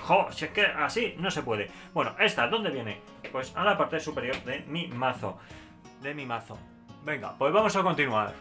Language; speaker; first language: Spanish; native; Spanish